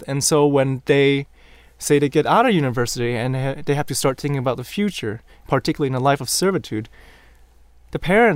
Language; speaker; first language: English; non-native, local second language; Cantonese